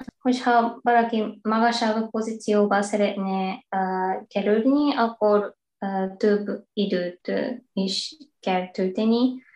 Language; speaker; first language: Hungarian; non-native, fluent; Japanese